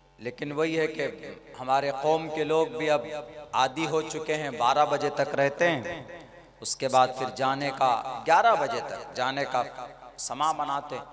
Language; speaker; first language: Hindi; native; Hindi